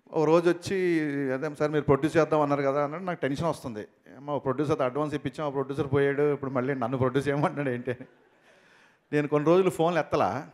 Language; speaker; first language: Telugu; native; Telugu